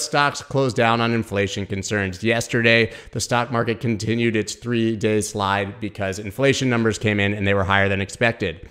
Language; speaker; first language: English; native; English